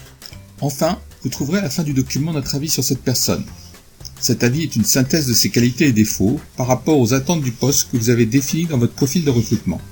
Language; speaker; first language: French; native; French